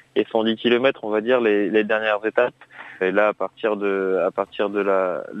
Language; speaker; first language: French; native; French